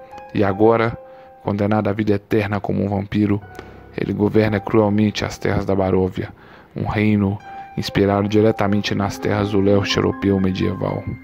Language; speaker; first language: Portuguese; native; Portuguese